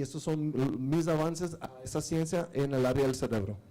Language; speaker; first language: Spanish; native; Spanish